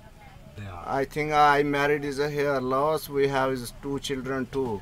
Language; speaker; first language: English; non-native, learner; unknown